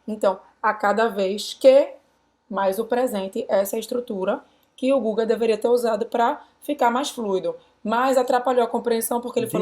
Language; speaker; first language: Portuguese; native; Portuguese